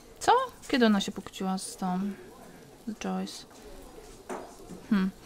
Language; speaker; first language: Polish; native; Polish